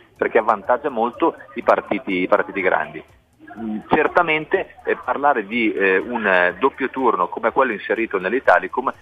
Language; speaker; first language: Italian; native; Italian